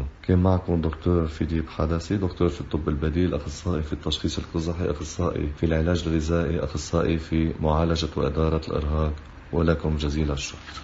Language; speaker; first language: Arabic; native; Arabic